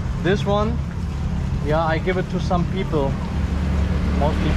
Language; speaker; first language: English; non-native, fluent; German